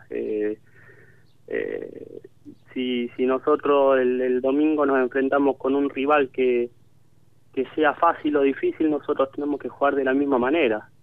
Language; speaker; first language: Spanish; native; Spanish